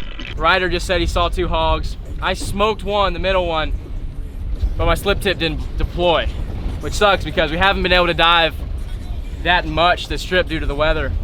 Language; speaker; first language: English; native; English